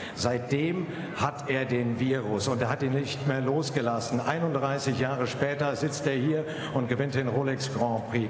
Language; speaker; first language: German; native; German